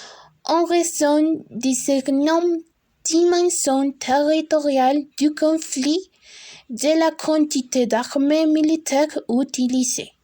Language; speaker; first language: French; non-native, learner; Spanish